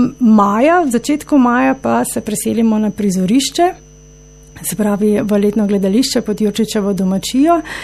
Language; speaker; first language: Slovenian; native; Slovenian